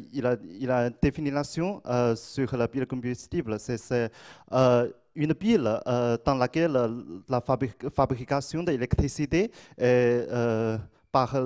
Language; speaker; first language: French; non-native, learner; Chinese